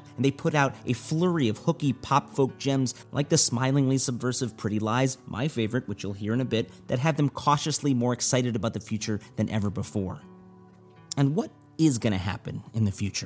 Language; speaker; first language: English; native; English